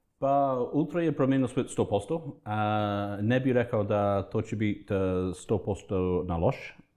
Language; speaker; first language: Croatian; non-native, fluent; English